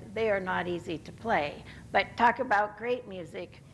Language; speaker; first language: English; native; English